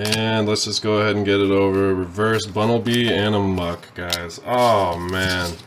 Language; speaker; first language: English; native; English